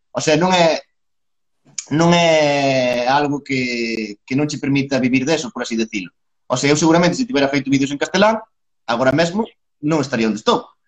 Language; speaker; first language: Galician; native; Galician